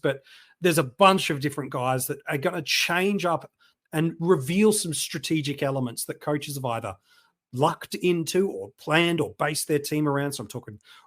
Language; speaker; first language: English; native; English